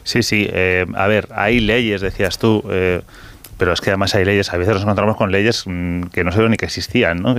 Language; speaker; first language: Spanish; native; Spanish